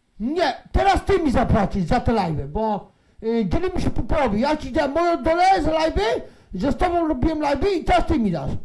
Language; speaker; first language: Polish; native; Polish